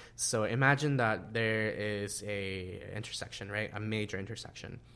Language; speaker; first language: English; non-native, fluent; Spanish